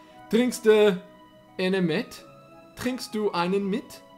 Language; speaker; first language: German; non-native, learner; English